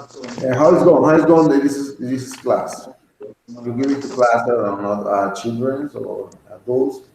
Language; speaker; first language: English; non-native, learner; Spanish